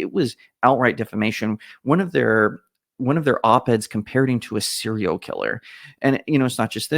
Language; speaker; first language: English; native; English